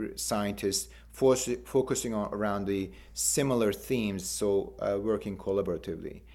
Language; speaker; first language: English; non-native, fluent; Turkish